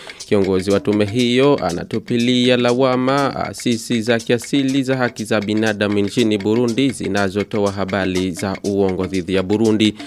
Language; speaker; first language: Swahili; non-native, local second language; Rundi